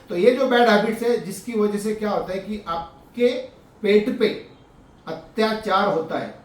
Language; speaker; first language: Hindi; non-native, local second language; Marathi